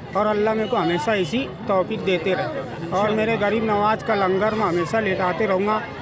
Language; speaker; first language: Hindi; non-native, local second language; Urdu